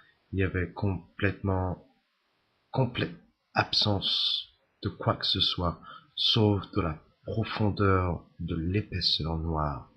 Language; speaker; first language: French; native; French